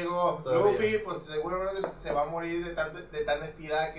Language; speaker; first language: Spanish; native; Spanish